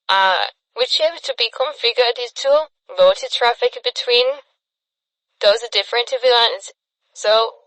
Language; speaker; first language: English; non-native, fluent; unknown